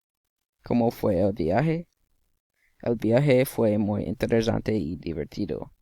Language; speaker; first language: Spanish; non-native, learner; English